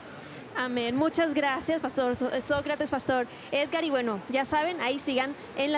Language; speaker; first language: Spanish; native; Spanish